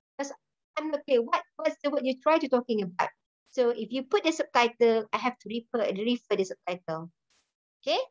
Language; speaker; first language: English; non-native, local second language; Malay